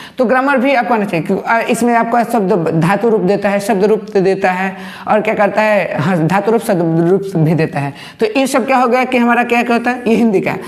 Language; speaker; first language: Hindi; native; Hindi